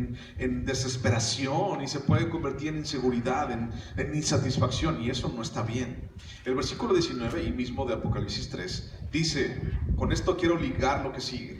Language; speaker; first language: Spanish; native; Spanish